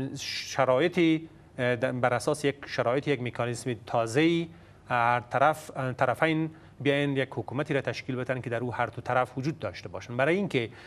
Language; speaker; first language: Persian; native; Persian